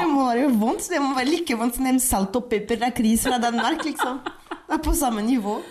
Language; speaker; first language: Norwegian; non-native, fluent; French